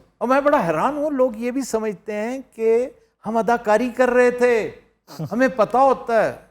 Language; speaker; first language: Urdu; non-native, local second language; Punjabi